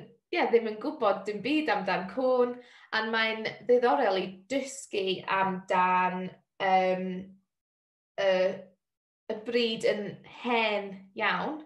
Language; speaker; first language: Welsh; non-native, learner; English